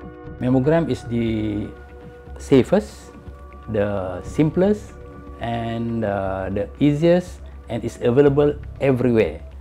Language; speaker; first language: English; non-native, local second language; Malay